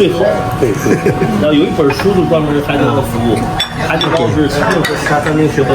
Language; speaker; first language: Chinese; native; Chinese